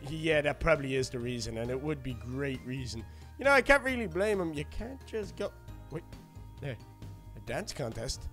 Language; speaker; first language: English; native; English